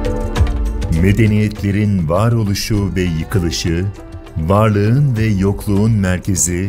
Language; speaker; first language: Turkish; native; Turkish